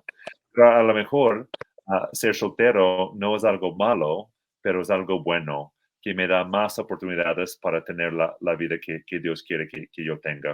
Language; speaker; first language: Spanish; non-native, fluent; English